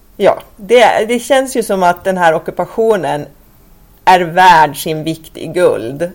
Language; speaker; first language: Swedish; native; Swedish